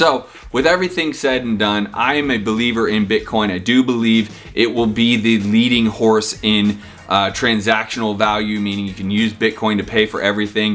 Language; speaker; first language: English; native; English